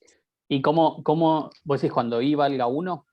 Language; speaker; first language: Spanish; native; Spanish